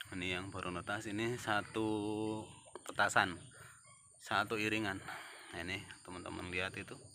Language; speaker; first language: Indonesian; non-native, local second language; Javanese